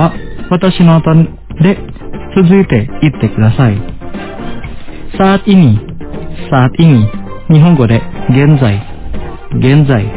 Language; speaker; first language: Japanese; non-native, fluent; Indonesian